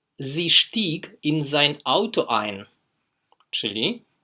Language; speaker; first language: German; non-native, fluent; Polish